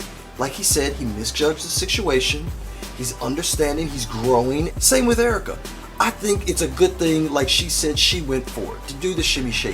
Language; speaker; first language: English; native; English